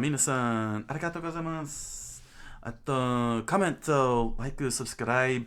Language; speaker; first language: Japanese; non-native, learner; English